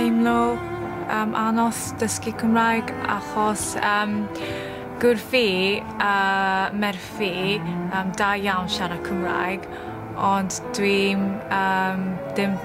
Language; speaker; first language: Welsh; non-native, learner; Japanese